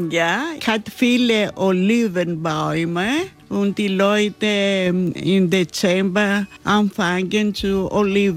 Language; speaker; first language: German; non-native, learner; Greek